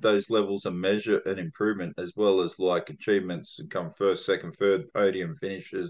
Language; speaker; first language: English; native; English